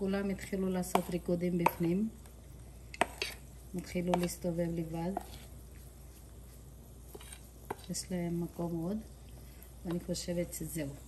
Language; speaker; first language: Hebrew; non-native, fluent; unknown